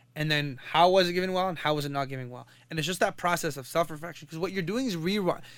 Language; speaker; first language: English; non-native, fluent; Arabic